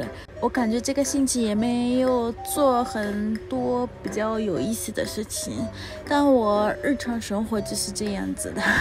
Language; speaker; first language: Chinese; non-native, fluent; Spanish